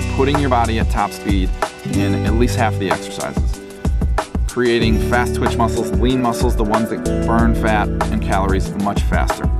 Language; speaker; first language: English; native; English